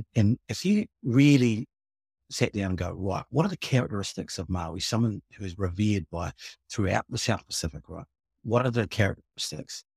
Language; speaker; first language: English; native; English